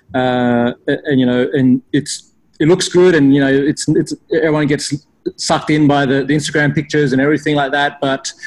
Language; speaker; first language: English; native; English